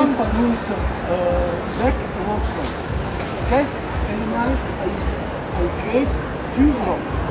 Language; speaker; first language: English; non-native, learner; Italian